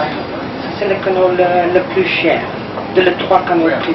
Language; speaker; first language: French; non-native, learner; Dutch